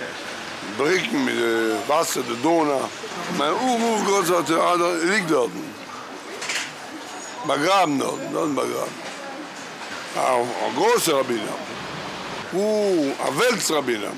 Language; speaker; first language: German; non-native, learner; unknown